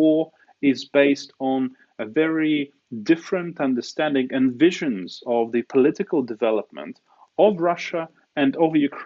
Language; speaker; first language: English; non-native, fluent; Russian